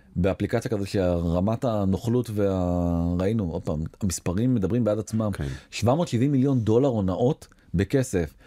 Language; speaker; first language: Hebrew; native; Hebrew